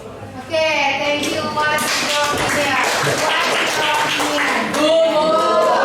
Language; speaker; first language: English; non-native, learner; Indonesian